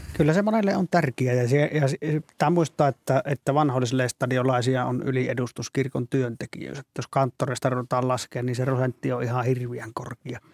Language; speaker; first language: Finnish; native; Finnish